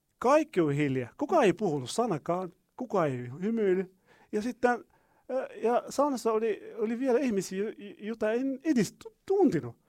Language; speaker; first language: Finnish; non-native, fluent; Arabic